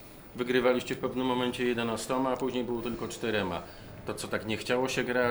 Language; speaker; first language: Polish; native; Polish